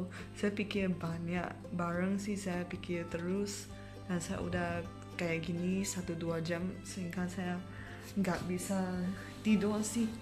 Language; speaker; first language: Indonesian; non-native, fluent; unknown